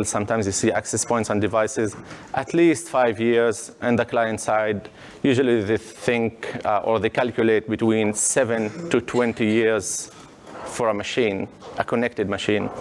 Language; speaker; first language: English; non-native, fluent; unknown